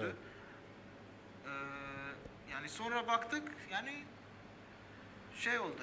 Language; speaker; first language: Turkish; early bilingual, heritage; Armenian